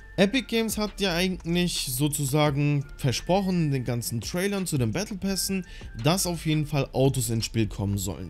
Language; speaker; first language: German; native; German